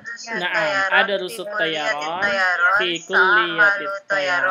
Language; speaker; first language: Arabic; non-native, fluent; Indonesian